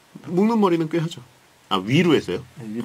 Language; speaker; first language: Korean; native; Korean